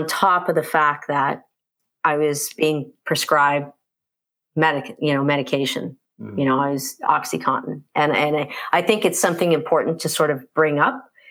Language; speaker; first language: English; native; English